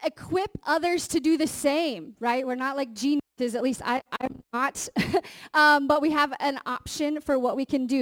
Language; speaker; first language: English; native; English